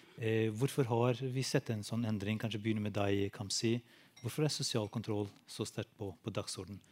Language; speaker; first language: Norwegian; non-native, fluent; Albanian